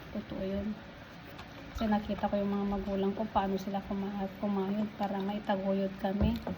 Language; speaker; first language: Filipino; non-native, local second language; Iloko